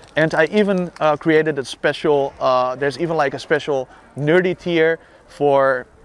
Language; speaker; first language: English; non-native, fluent; Dutch